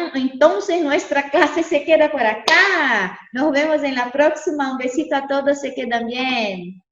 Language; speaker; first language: Spanish; non-native, fluent; Portuguese